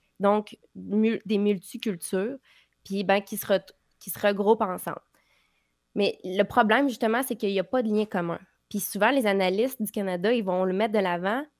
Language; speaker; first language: French; native; French